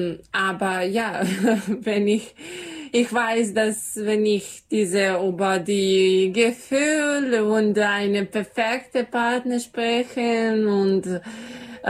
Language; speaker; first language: German; non-native, learner; Serbian